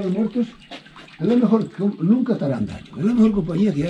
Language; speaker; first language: Spanish; non-native, local second language; Galician